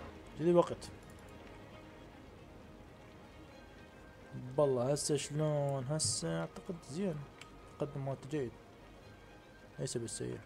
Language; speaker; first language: Arabic; native; Arabic